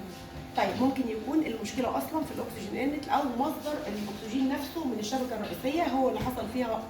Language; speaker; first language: Arabic; native; Arabic